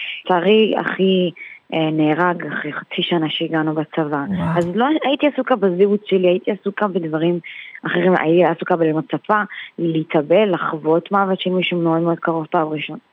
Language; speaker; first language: Hebrew; non-native, fluent; Russian